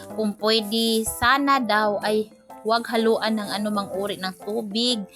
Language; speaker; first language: Filipino; non-native, local second language; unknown